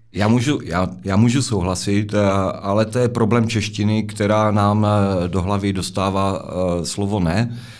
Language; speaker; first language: Czech; native; Czech